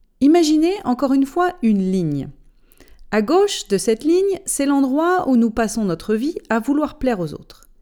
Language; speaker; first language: French; native; French